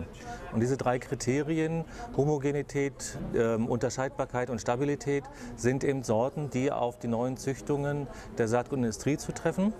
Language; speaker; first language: German; native; German